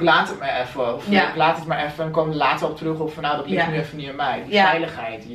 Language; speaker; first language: Dutch; native; Dutch